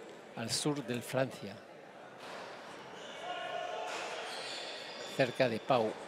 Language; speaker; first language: Spanish; non-native, fluent; French